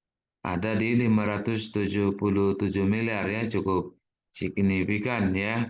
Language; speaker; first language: Indonesian; native; Indonesian